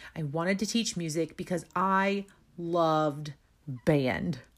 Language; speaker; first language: English; native; English